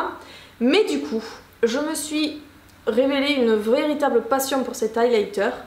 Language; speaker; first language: French; native; French